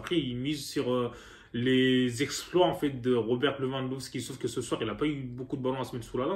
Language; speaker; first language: French; native; French